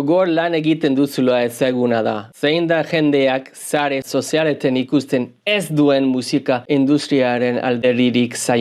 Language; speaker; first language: Basque; non-native, learner; English